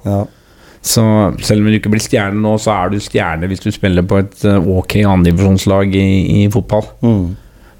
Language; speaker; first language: Norwegian; native; Norwegian